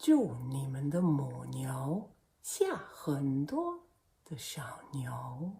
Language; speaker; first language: Chinese; non-native, learner; English